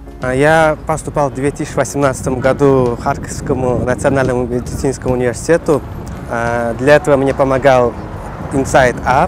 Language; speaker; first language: Russian; non-native, learner; Uzbek